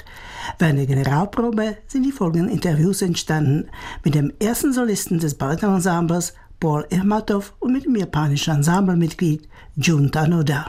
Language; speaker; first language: German; native; German